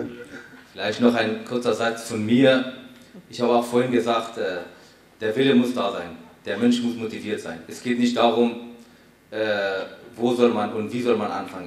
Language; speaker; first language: German; non-native, fluent; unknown